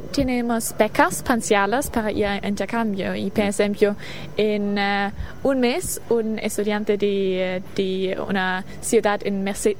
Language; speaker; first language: Spanish; non-native, learner; German